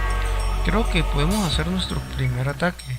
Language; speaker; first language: Spanish; native; Spanish